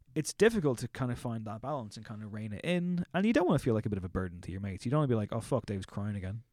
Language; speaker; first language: English; native; English